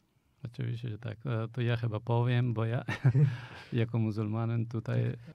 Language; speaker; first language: Polish; non-native, fluent; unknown